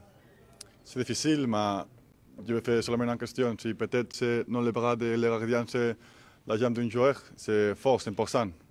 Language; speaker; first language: French; non-native, learner; Spanish